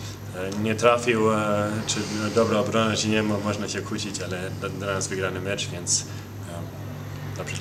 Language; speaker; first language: Polish; early bilingual, heritage; Polish